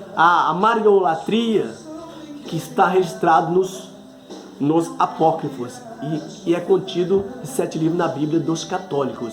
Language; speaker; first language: Portuguese; native; Portuguese